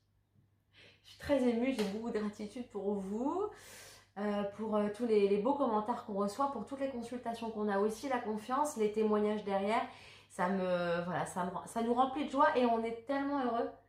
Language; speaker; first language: French; native; French